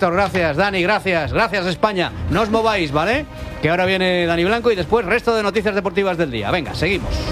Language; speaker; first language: Spanish; native; Spanish